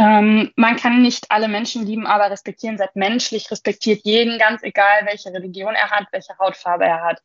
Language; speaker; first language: German; native; German